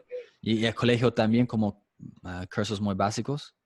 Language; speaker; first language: Spanish; non-native, fluent; English